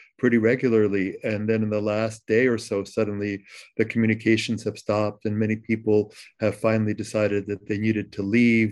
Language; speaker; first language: English; early bilingual, other home language; Ukrainian